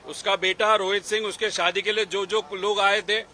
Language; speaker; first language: Hindi; non-native, local second language; Marathi